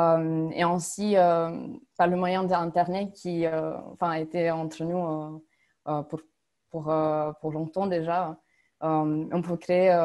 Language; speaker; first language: French; non-native, fluent; Romanian